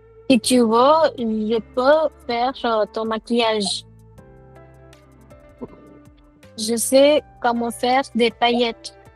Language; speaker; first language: French; non-native, fluent; Hindi